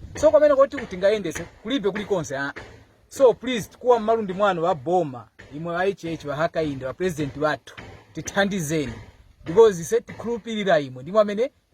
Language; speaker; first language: Nyanja; non-native, local second language; Tumbuka